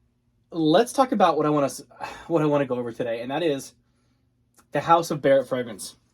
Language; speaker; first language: English; native; English